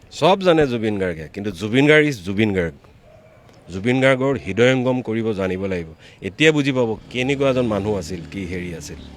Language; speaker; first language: Assamese; native; Assamese